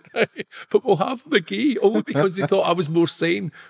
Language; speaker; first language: English; native; English